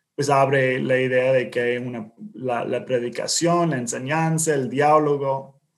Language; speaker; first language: Spanish; non-native, fluent; English